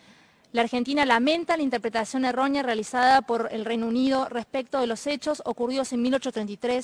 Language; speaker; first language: Spanish; native; Spanish